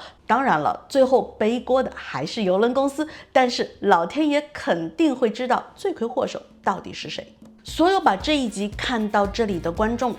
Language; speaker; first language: Chinese; native; Chinese